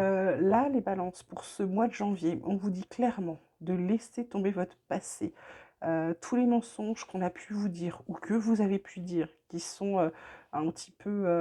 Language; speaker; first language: French; native; French